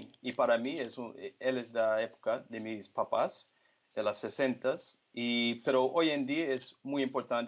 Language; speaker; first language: Spanish; non-native, fluent; Portuguese